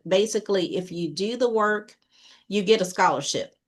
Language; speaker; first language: English; native; English